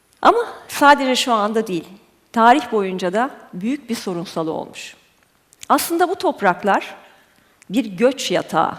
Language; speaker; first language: Turkish; native; Turkish